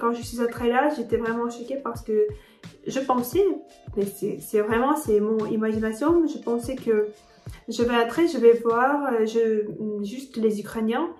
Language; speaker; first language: French; non-native, fluent; Ukrainian